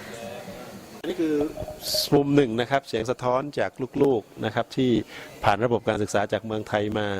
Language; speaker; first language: Thai; native; Thai